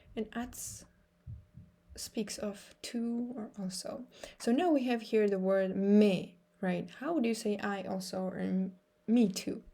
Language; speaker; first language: English; non-native, fluent; Georgian